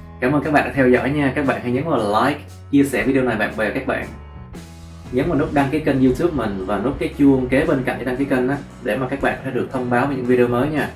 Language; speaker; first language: Vietnamese; native; Vietnamese